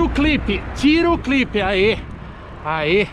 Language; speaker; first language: Portuguese; native; Portuguese